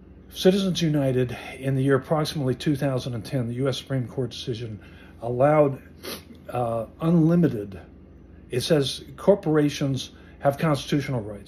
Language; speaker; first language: English; native; English